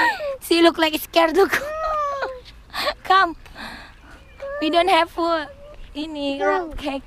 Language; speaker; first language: English; non-native, learner; Indonesian